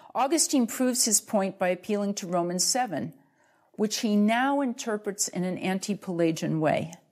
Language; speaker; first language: English; native; English